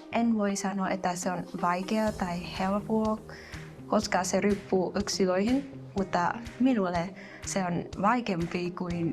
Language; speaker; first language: Finnish; non-native, learner; Vietnamese